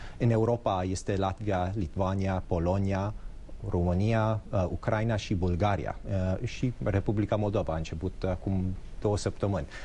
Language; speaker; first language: Romanian; early bilingual, heritage; English